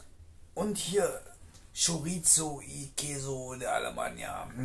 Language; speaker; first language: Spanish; non-native, learner; German